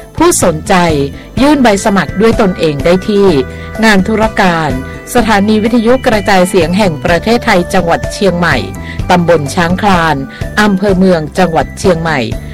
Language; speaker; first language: Thai; native; Thai